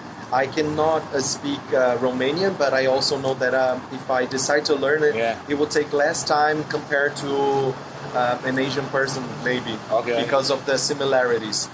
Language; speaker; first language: English; non-native, fluent; Portuguese